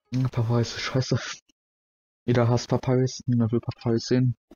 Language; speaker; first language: German; native; German